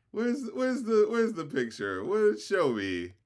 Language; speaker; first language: English; native; English